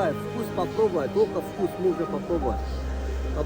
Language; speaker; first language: Russian; non-native, local second language; Tajik